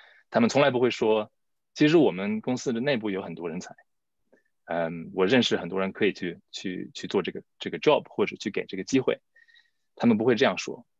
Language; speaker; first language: Chinese; early bilingual, heritage; Chinese